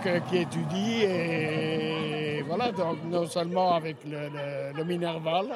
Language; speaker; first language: French; early bilingual, other home language; Spanish